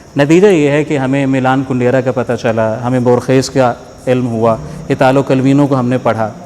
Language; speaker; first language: Urdu; non-native, local second language; Punjabi